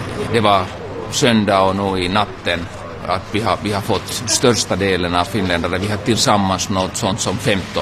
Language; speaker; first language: Swedish; non-native, local second language; Finnish